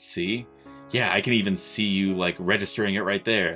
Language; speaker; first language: English; native; English